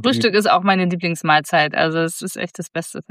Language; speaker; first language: German; native; German